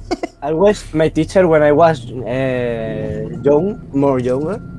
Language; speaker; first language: English; non-native, learner; Spanish